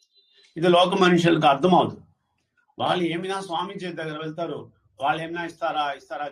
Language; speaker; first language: Telugu; non-native, learner; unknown